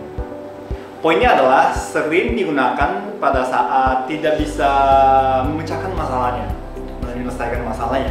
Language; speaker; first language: Indonesian; non-native, fluent; Japanese